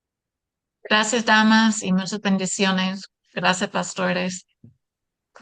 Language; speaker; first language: Spanish; non-native, fluent; English